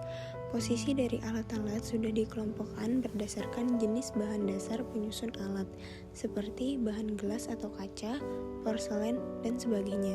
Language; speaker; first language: Malay; native; Malay